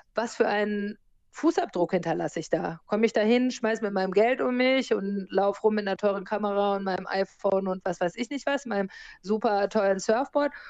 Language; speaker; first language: German; native; German